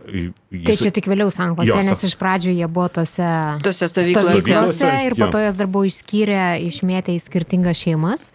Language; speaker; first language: Lithuanian; native; Lithuanian